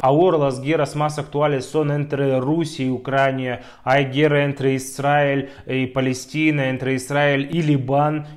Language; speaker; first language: Spanish; non-native, fluent; Russian